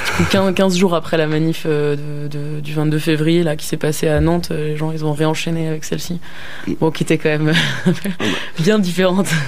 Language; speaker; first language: French; native; French